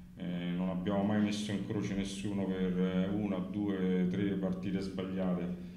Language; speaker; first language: Italian; native; Italian